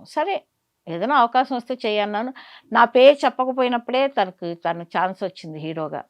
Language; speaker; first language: Telugu; native; Telugu